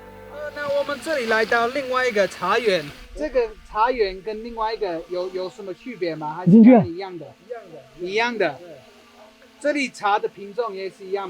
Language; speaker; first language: Chinese; non-native, fluent; English